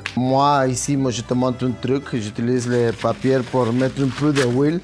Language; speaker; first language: French; non-native, learner; Spanish